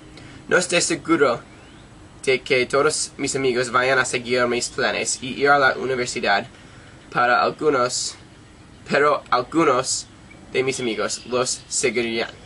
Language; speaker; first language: Spanish; non-native, learner; English